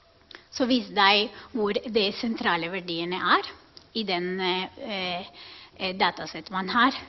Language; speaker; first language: Norwegian; non-native, fluent; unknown